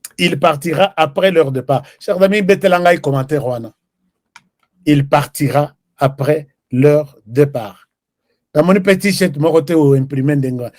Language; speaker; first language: French; non-native, local second language; Lingala